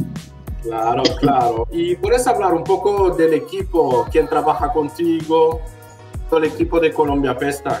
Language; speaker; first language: Spanish; non-native, fluent; French